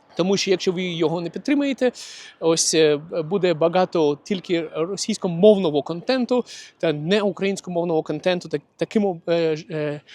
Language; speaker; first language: Ukrainian; non-native, local second language; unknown